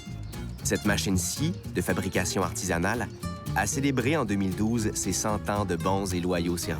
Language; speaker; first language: French; native; French